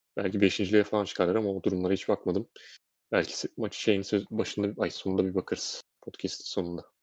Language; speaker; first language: Turkish; native; Turkish